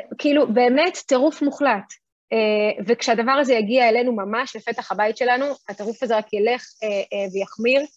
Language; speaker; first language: Hebrew; early bilingual, other home language; Russian